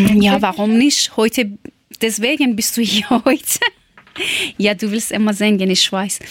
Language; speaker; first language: German; non-native, learner; Persian